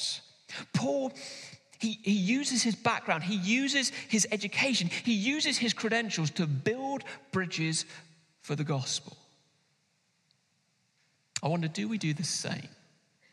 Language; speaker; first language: English; native; English